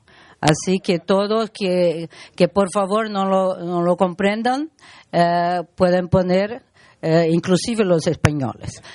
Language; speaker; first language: Spanish; non-native, learner; Portuguese